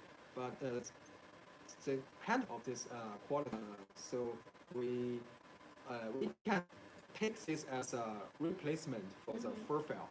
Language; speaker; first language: English; non-native, learner; Chinese